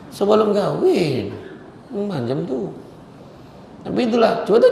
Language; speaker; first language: Malay; native; Malay